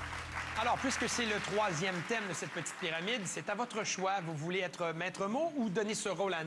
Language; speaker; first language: French; native; French